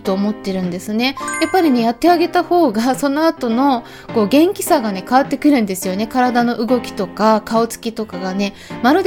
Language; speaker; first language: Japanese; native; Japanese